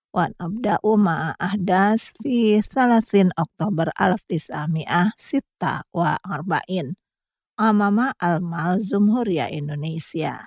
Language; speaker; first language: Arabic; non-native, learner; Indonesian